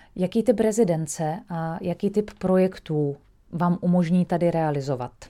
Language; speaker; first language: Czech; native; Czech